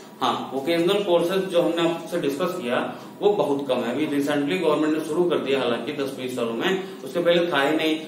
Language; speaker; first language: Hindi; native; Hindi